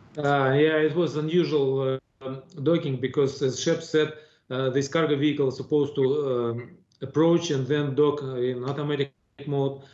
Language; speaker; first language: English; non-native, fluent; Russian